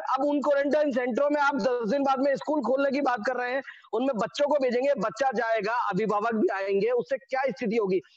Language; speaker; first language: Hindi; native; Hindi